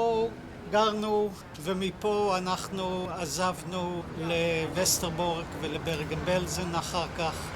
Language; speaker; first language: Hebrew; non-native, fluent; Dutch